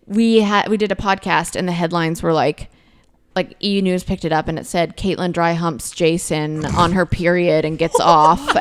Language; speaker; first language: English; native; English